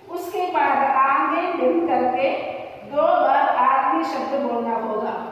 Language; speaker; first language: Hindi; non-native, local second language; Malayalam